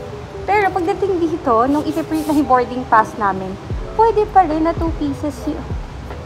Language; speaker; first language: Filipino; native; Filipino